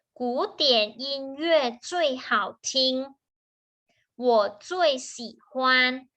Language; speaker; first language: Chinese; non-native, fluent; Thai